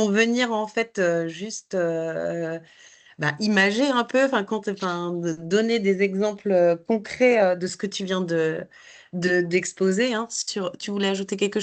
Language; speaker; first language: French; native; French